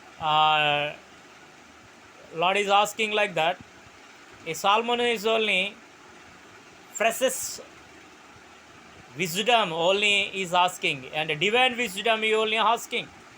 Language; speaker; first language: English; non-native, local second language; Telugu